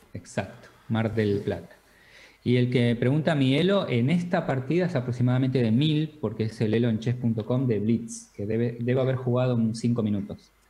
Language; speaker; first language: Spanish; native; Spanish